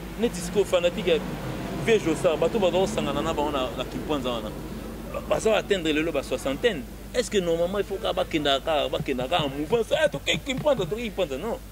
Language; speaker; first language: Lingala; native; Lingala